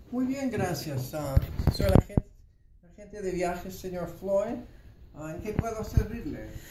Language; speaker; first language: Spanish; non-native, fluent; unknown